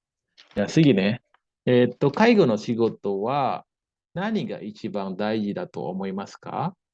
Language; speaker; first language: Japanese; non-native, fluent; Indonesian